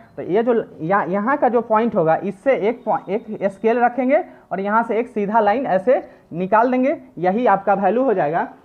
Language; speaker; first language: Hindi; native; Hindi